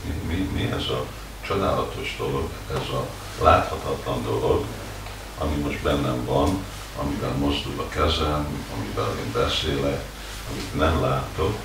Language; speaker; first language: Hungarian; early bilingual, heritage; Hungarian